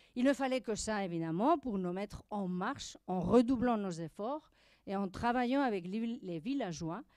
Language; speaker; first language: French; non-native, fluent; Spanish